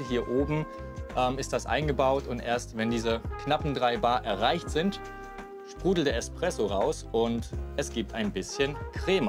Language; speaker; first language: German; native; German